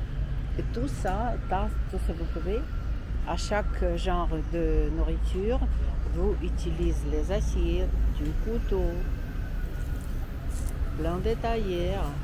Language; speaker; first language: French; non-native, fluent; Russian